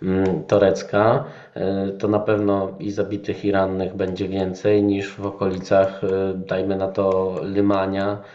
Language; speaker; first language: Polish; native; Polish